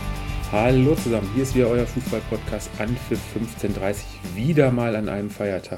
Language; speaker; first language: German; native; German